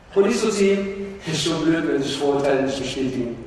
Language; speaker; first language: German; early bilingual, other home language; Turkish